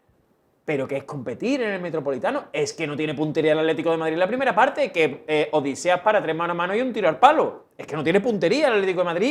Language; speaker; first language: Spanish; native; Spanish